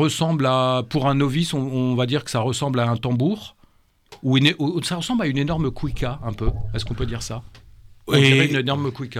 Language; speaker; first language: French; native; French